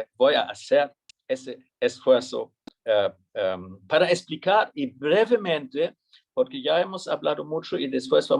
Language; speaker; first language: Spanish; non-native, fluent; German